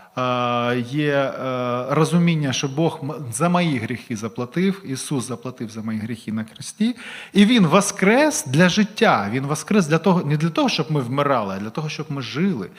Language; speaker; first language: Ukrainian; non-native, local second language; Russian